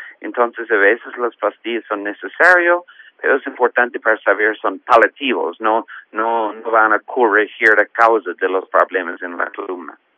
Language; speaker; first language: Spanish; non-native, fluent; English